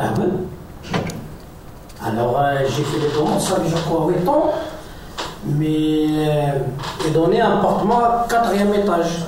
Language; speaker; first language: French; non-native, learner; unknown